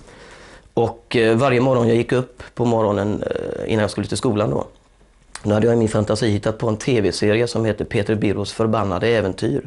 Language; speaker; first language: Swedish; native; Swedish